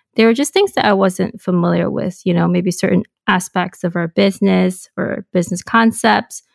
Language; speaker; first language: English; non-native, local second language; Cantonese